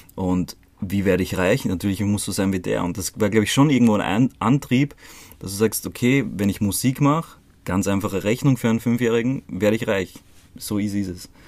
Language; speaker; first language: German; early bilingual, other home language; Croatian